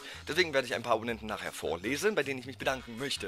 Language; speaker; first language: German; native; German